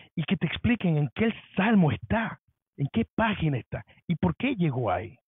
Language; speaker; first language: Spanish; early bilingual, heritage; Spanish